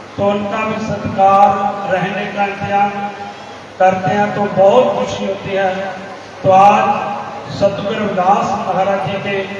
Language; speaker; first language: Hindi; non-native, local second language; Punjabi